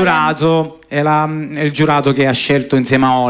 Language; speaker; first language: Italian; native; Italian